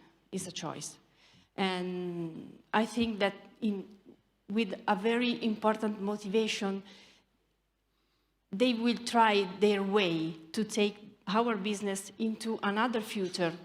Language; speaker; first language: English; non-native, learner; Italian